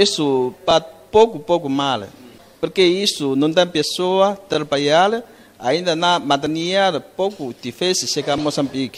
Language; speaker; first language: Portuguese; non-native, learner; Chinese